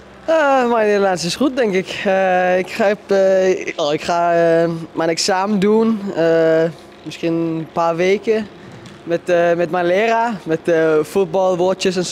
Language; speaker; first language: Dutch; non-native, learner; Danish